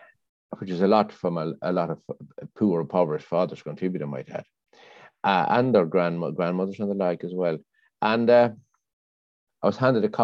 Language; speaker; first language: English; native; English